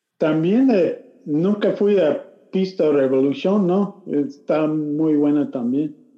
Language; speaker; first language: Spanish; non-native, learner; English